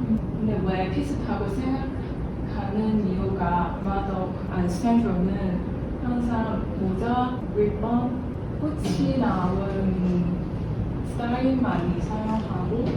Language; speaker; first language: Korean; non-native, learner; Cantonese